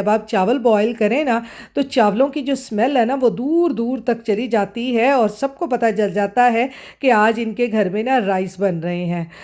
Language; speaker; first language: Urdu; non-native, local second language; Punjabi